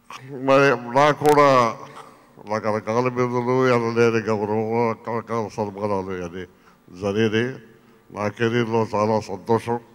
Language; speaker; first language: Telugu; native; Telugu